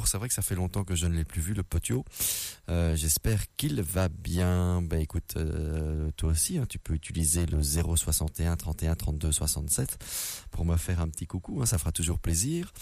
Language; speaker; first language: French; native; French